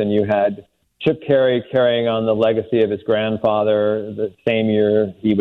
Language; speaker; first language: English; native; English